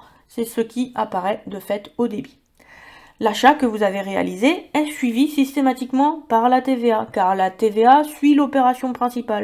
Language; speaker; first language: French; native; French